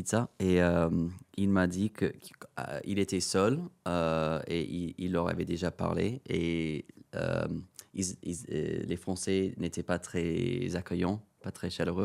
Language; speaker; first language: French; non-native, fluent; English